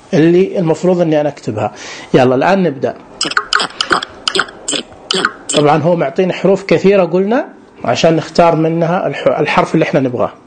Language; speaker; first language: Arabic; native; Arabic